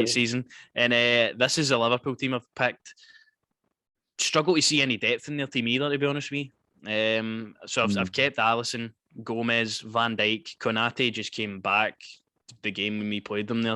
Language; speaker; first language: English; native; English